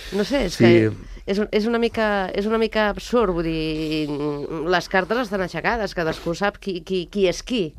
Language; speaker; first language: Catalan; native; Catalan